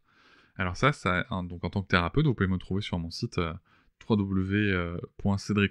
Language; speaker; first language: French; native; French